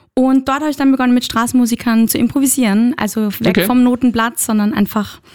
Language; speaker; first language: German; native; German